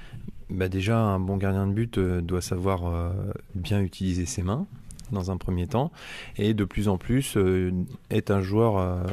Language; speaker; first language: French; native; French